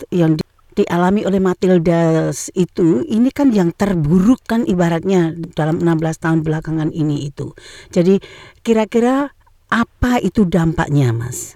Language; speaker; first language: Indonesian; native; Indonesian